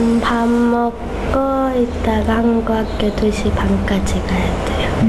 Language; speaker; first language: Korean; early bilingual, heritage; Korean